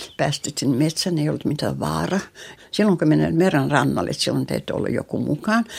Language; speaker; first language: Finnish; non-native, local second language; Russian